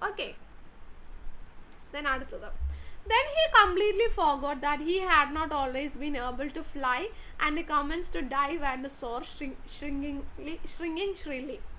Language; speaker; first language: English; non-native, local second language; Malayalam